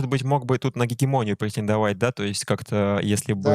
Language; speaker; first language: Russian; native; Russian